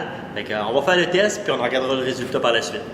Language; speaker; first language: French; native; French